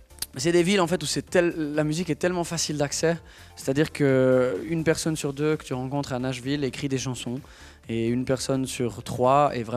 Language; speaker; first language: French; native; French